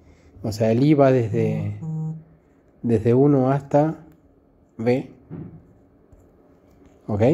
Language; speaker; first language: Spanish; native; Spanish